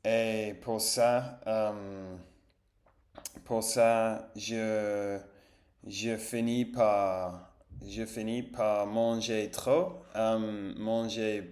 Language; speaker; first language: French; non-native, fluent; Spanish